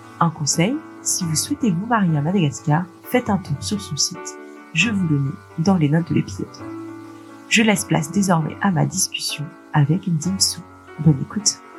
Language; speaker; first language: French; native; French